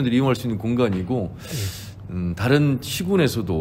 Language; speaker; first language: Korean; native; Korean